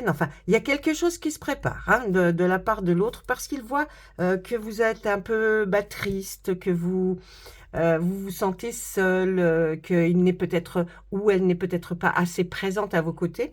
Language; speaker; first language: French; native; French